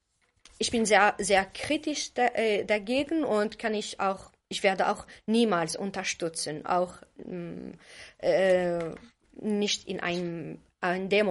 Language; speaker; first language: German; non-native, fluent; Arabic